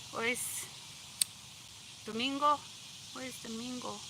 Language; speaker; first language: Spanish; non-native, learner; English